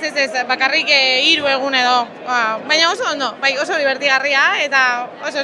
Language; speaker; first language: Basque; non-native, learner; Spanish